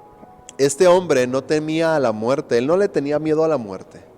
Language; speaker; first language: Spanish; native; Spanish